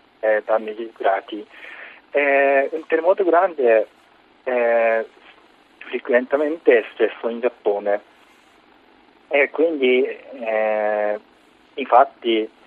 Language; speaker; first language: Italian; non-native, learner; Japanese